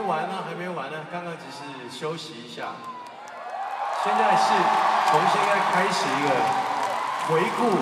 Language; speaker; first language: Chinese; non-native, local second language; Cantonese